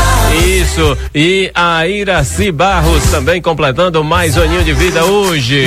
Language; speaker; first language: Portuguese; native; Portuguese